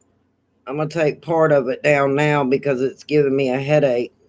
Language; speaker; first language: English; native; English